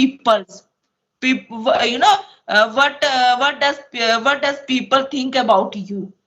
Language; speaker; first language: English; non-native, local second language; Hindi